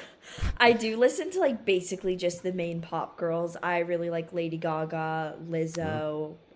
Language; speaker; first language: English; native; English